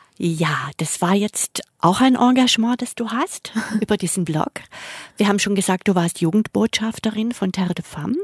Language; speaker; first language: German; native; German